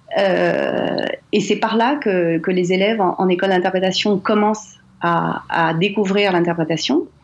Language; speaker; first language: French; native; French